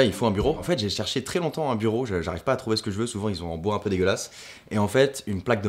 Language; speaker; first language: French; native; French